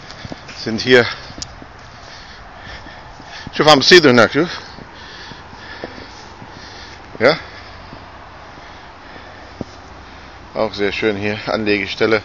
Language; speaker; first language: German; non-native, fluent; Arabic